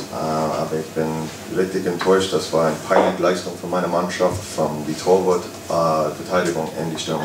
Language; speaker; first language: German; non-native, fluent; English